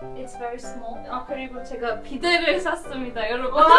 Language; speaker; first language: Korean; non-native, learner; Kurdish